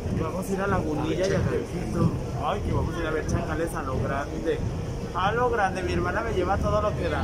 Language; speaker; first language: Spanish; native; Spanish